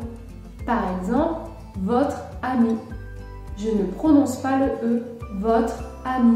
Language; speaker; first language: French; native; French